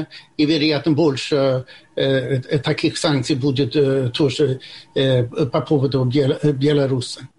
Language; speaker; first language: Russian; non-native, fluent; Swedish